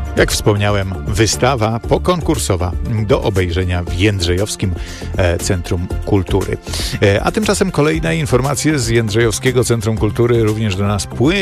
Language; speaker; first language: Polish; native; Polish